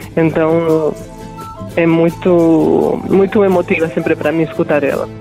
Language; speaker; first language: Portuguese; non-native, fluent; Spanish